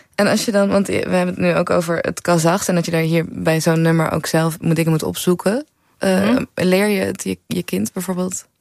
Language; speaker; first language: Dutch; native; Dutch